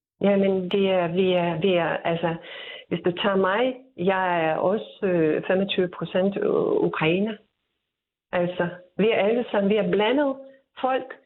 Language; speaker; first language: Danish; non-native, fluent; Russian